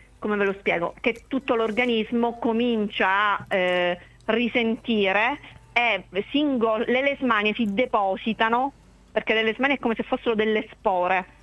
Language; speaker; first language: Italian; native; Italian